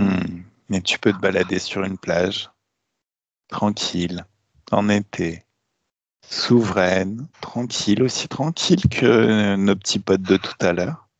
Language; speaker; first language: French; native; French